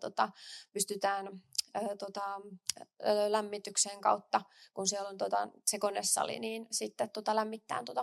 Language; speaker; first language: Finnish; native; Finnish